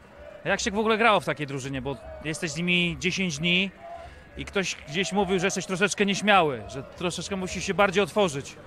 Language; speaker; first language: Polish; native; Polish